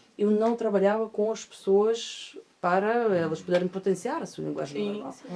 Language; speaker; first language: Portuguese; non-native, fluent; Russian